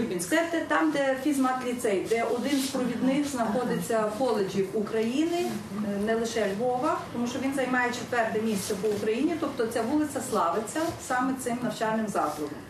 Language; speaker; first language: Ukrainian; native; Ukrainian